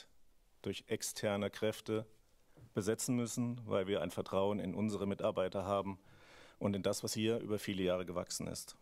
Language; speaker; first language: German; native; German